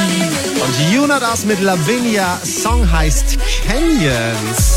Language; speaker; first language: German; native; German